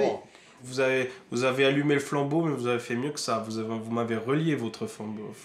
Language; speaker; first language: French; native; French